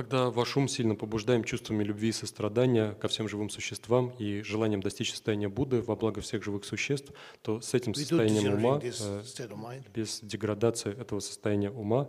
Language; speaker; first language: Russian; native; Russian